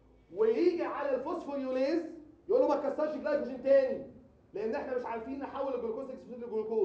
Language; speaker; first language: Arabic; native; Arabic